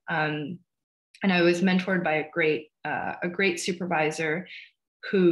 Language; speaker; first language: English; early bilingual, other home language; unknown